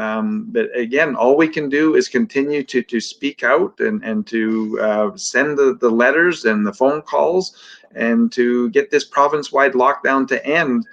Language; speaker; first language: English; native; English